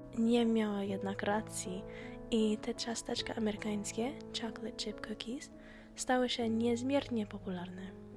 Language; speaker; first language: Polish; non-native, fluent; English